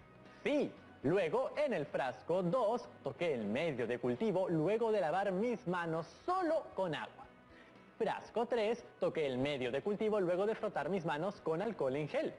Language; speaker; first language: Spanish; native; Spanish